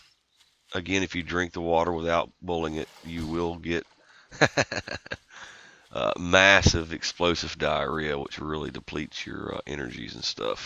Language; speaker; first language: English; native; English